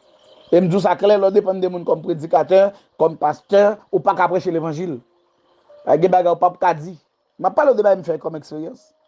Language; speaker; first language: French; non-native, learner; Haitian Creole